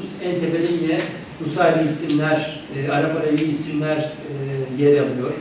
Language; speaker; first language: Turkish; native; Turkish